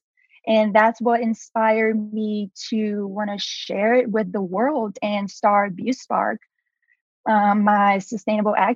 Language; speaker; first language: English; non-native, fluent; Portuguese